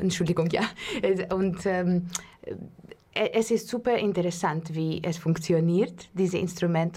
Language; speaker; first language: German; non-native, learner; Russian